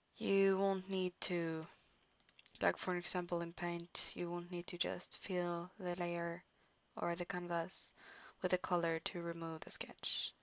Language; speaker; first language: English; non-native, fluent; Norwegian